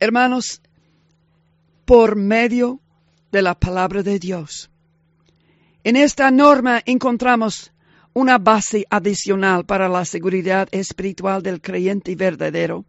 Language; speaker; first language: Spanish; non-native, fluent; English